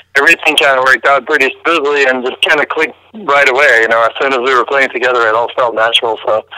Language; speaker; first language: English; early bilingual, other home language; French